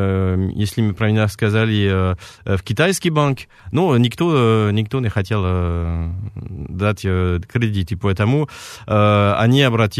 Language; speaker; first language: Russian; non-native, fluent; French